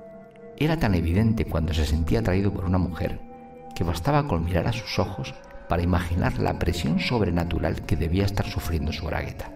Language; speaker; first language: Spanish; native; Spanish